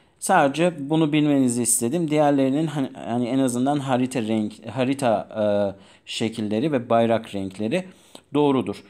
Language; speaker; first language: Turkish; non-native, fluent; Persian